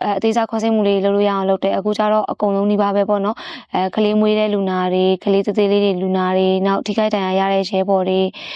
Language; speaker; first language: Burmese; native; Burmese